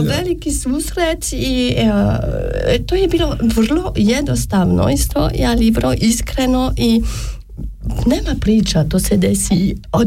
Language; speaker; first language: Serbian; non-native, learner; French